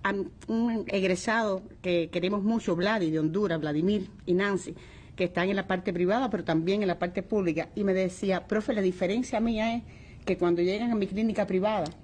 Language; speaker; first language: Spanish; native; Spanish